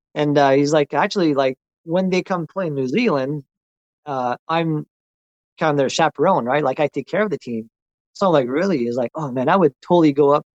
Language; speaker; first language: English; non-native, local second language; French